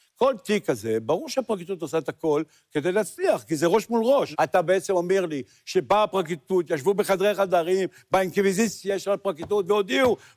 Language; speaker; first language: Hebrew; native; Hebrew